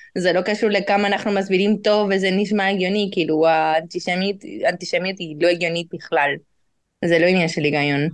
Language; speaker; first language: Hebrew; non-native, fluent; Spanish